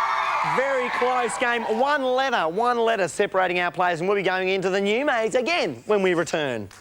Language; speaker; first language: English; native; English